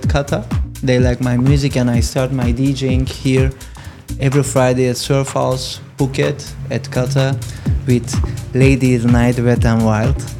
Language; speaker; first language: English; non-native, fluent; Turkish